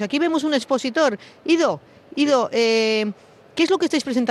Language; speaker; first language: Spanish; native; Spanish